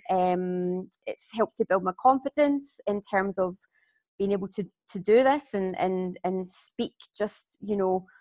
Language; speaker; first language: English; native; English